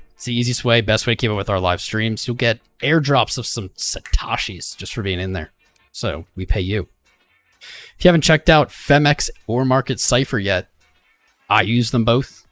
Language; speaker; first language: English; native; English